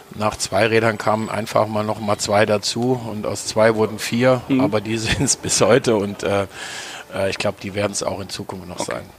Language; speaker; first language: German; native; German